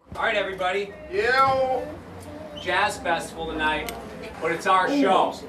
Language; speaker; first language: English; native; English